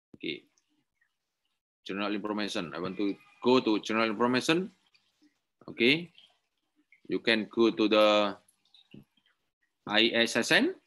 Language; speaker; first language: English; non-native, learner; Indonesian